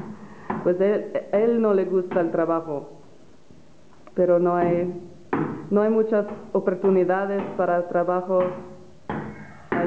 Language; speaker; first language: Spanish; non-native, learner; English